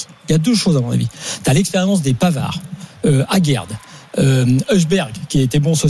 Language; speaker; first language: French; native; French